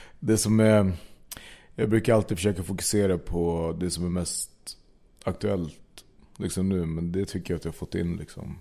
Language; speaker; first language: Swedish; early bilingual, other home language; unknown